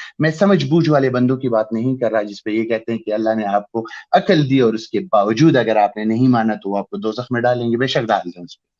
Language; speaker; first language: Urdu; non-native, local second language; Pashto